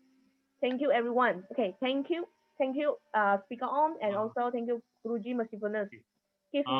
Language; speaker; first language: English; non-native, learner; Chinese